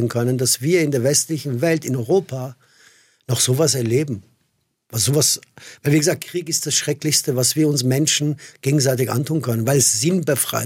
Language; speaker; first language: German; non-native, fluent; Persian